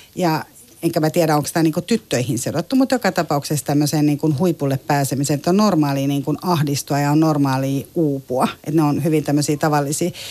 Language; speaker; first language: Finnish; native; Finnish